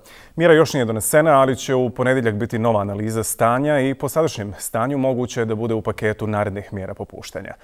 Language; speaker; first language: Serbian; native; Serbian